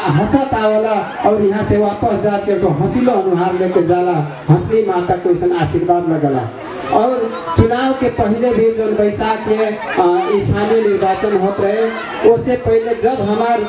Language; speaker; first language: Bhojpuri; non-native, local second language; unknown